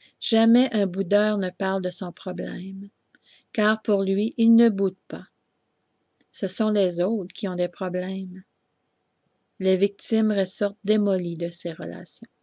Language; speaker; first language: French; native; French